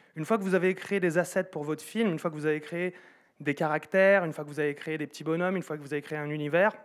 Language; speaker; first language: French; native; French